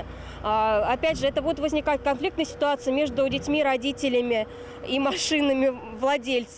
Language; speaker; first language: Russian; native; Russian